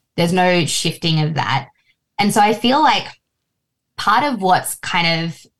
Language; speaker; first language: English; native; English